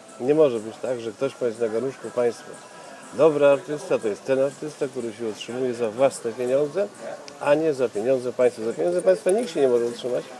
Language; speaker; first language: Polish; early bilingual, heritage; Polish